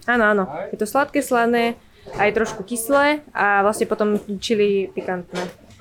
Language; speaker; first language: Slovak; early bilingual, other home language; Vietnamese